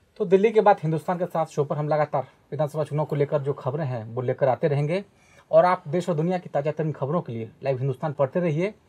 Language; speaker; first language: Hindi; native; Hindi